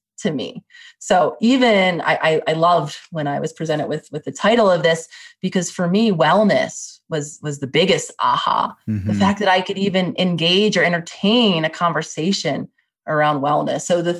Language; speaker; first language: English; native; English